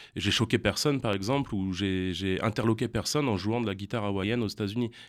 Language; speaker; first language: French; native; French